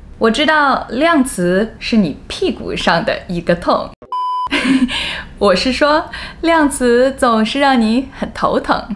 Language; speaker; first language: Chinese; native; Chinese